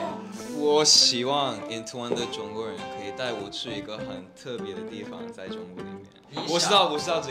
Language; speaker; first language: Chinese; non-native, fluent; Japanese